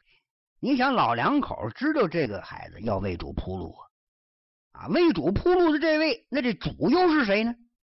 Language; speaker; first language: Chinese; native; Chinese